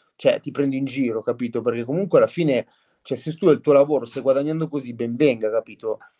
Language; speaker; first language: Italian; native; Italian